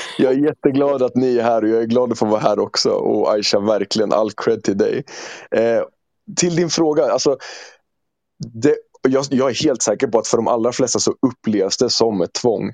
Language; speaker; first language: Swedish; early bilingual, other home language; Turkish